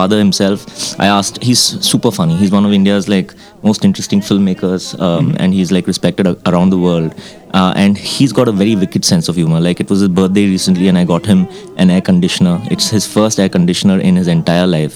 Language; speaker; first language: English; non-native, local second language; Hindi